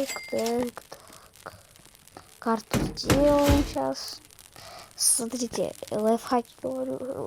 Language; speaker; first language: Russian; native; Russian